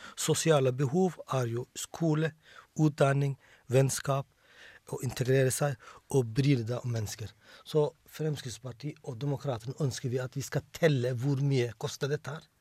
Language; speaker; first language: Norwegian; non-native, fluent; Somali